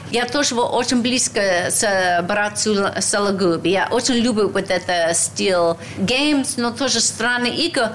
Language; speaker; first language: Russian; non-native, learner; English